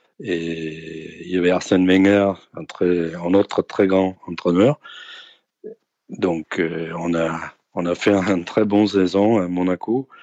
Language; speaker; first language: French; non-native, fluent; Danish